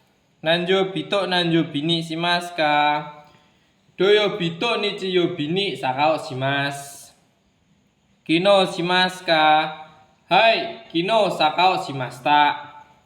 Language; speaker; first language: Japanese; non-native, learner; Indonesian